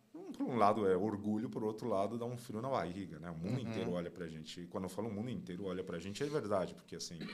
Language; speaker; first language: Portuguese; non-native, fluent; Chinese